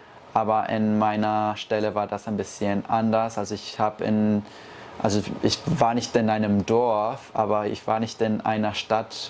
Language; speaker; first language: German; early bilingual, heritage; Spanish